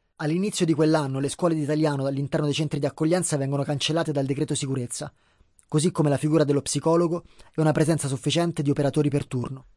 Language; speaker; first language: Italian; native; Italian